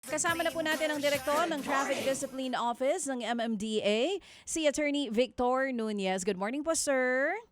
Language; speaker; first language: Filipino; native; Filipino